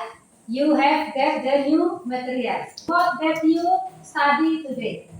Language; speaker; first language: English; non-native, learner; Indonesian